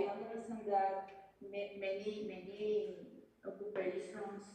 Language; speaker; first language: English; non-native, learner; Spanish